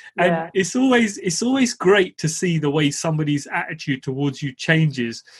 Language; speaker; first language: English; native; English